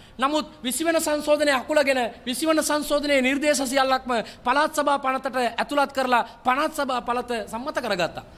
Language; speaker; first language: Sinhala; non-native, local second language; Tamil